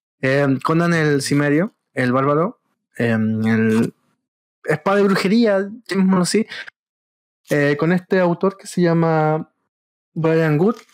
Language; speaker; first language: Spanish; native; Spanish